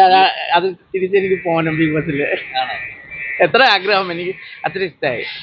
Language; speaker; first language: Malayalam; non-native, learner; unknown